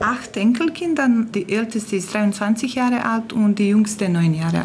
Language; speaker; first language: German; non-native, fluent; Croatian